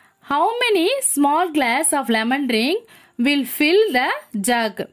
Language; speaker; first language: English; non-native, local second language; Tamil